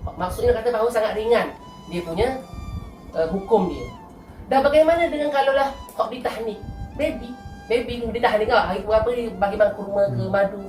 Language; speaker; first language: Malay; native; Malay